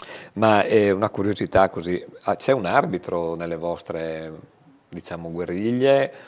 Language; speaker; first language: Italian; native; Italian